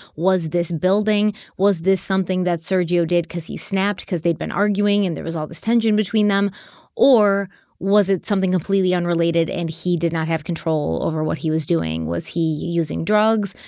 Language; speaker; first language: English; native; English